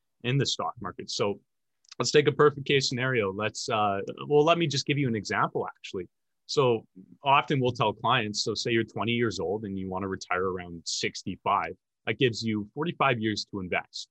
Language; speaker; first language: English; native; English